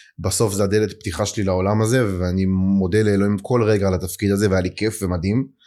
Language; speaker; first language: Hebrew; native; Hebrew